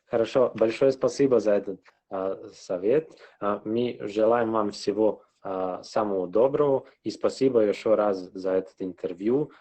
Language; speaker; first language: Russian; non-native, local second language; Serbian